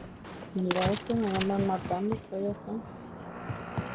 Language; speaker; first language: Spanish; early bilingual, heritage; Spanish